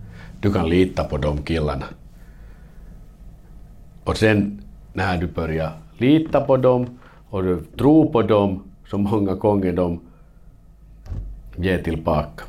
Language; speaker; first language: Swedish; non-native, learner; Finnish